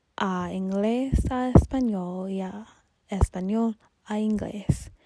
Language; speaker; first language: Spanish; non-native, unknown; English